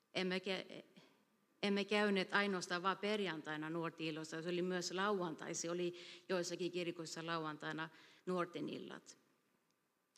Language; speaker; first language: Finnish; early bilingual, heritage; Finnish